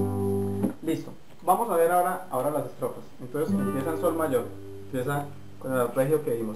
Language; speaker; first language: Spanish; native; Spanish